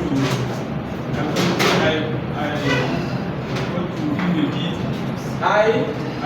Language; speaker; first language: English; non-native, learner; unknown